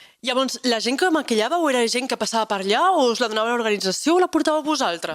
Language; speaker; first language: Catalan; native; Catalan